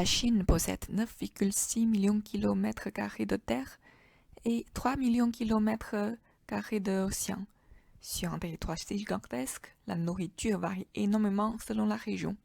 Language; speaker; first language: French; non-native, fluent; Chinese